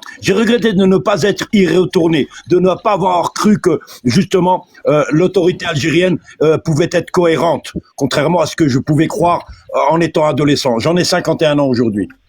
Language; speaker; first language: French; early bilingual, other home language; Arabic